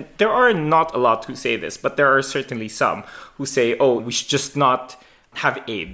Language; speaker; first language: English; non-native, local second language; Hiligaynon